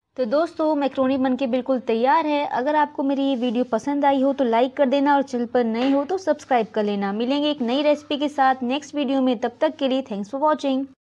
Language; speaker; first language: Hindi; native; Hindi